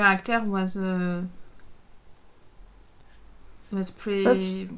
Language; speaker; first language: English; non-native, learner; French